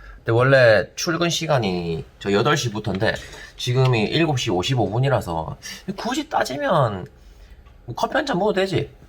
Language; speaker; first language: Korean; native; Korean